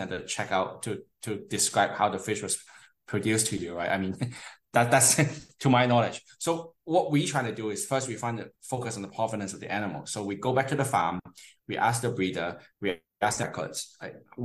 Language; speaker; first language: English; non-native, local second language; Cantonese